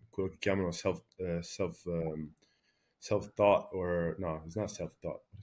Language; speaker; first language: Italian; early bilingual, heritage; Italian